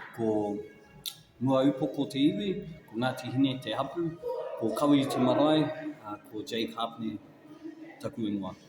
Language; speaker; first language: Māori; non-native, local second language; English